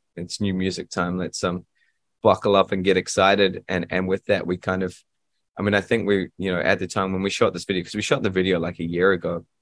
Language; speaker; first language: English; native; English